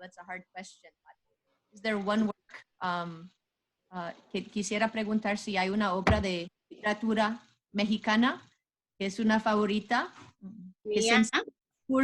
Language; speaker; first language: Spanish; non-native, fluent; English